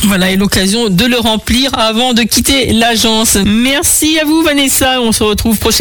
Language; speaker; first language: French; native; French